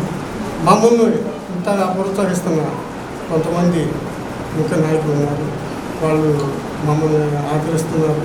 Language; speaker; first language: Telugu; native; Telugu